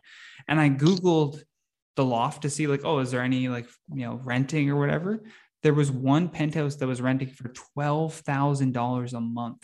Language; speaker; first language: English; native; English